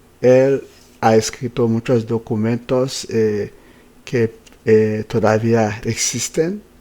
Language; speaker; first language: Spanish; non-native, fluent; Haitian Creole